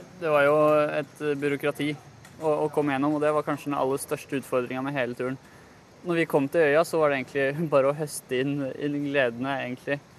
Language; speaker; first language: Norwegian; native; Norwegian